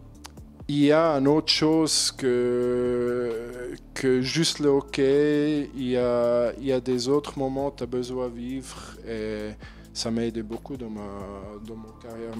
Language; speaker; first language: French; non-native, learner; German